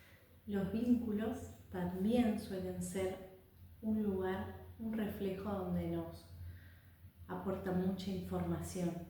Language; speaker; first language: Spanish; native; Spanish